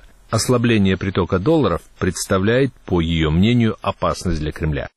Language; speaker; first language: Russian; native; Russian